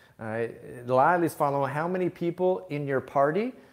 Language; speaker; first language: English; native; English